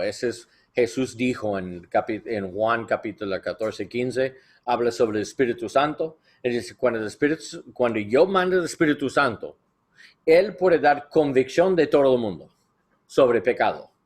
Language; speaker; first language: Spanish; non-native, learner; English